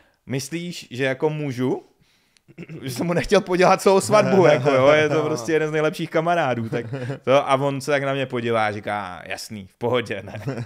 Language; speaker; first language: Czech; native; Czech